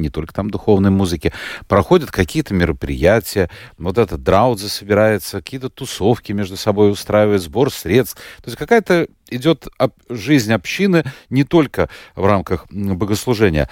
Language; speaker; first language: Russian; native; Russian